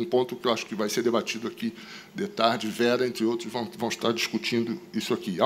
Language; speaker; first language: Portuguese; native; Portuguese